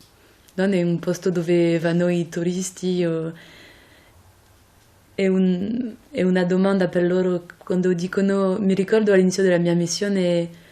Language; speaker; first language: Italian; non-native, fluent; French